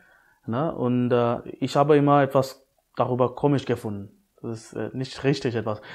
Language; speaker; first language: German; non-native, fluent; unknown